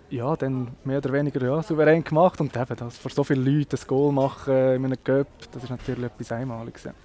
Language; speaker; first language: German; native; German